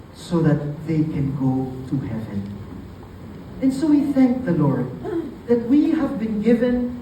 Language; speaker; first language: English; non-native, local second language; Filipino